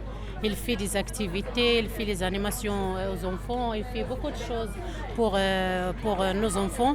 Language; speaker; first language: French; non-native, learner; Arabic